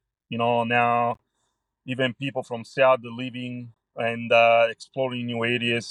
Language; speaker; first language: English; non-native, fluent; Italian